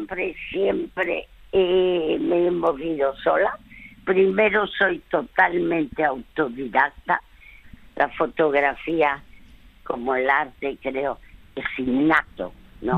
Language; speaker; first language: Spanish; non-native, fluent; French